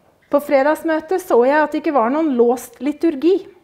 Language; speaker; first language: Norwegian; native; Norwegian